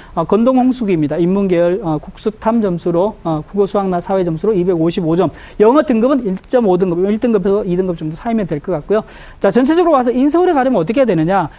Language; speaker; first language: Korean; native; Korean